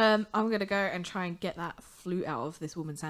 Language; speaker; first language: English; native; English